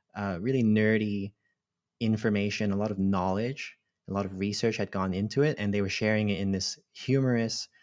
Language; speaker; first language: English; non-native, local second language; Cantonese